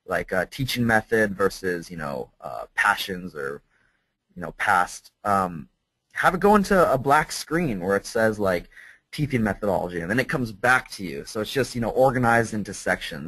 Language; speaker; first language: English; native; English